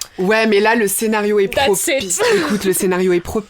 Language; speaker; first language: French; native; French